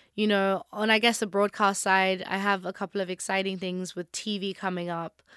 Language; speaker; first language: English; non-native, local second language; Yoruba